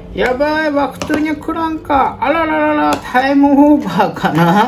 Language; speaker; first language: Indonesian; non-native, learner; Japanese